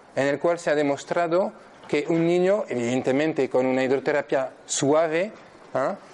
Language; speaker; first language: Spanish; non-native, fluent; French